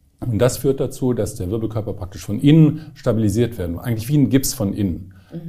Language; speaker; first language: German; native; German